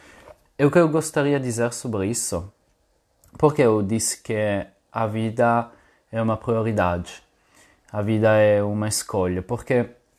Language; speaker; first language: Portuguese; non-native, fluent; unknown